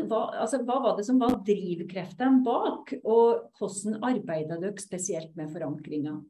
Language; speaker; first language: Norwegian; native; Norwegian